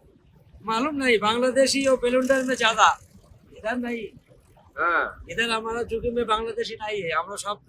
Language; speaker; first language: Hindi; non-native, local second language; Bangla